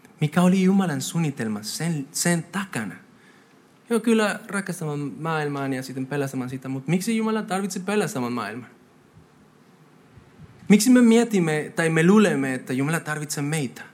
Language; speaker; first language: Finnish; non-native, fluent; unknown